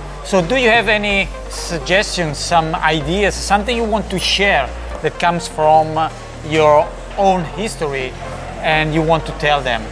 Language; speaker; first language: English; non-native, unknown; Italian